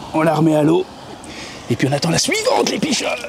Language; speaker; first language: French; native; French